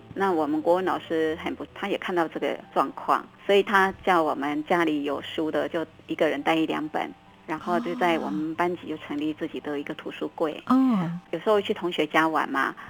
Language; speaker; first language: Chinese; non-native, local second language; Min Nan Chinese